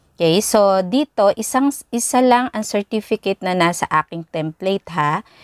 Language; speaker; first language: Filipino; native; Filipino